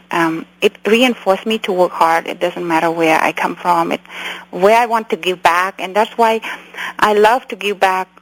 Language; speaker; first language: English; early bilingual, other home language; Khmer